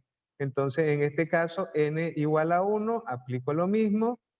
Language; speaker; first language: Spanish; native; Spanish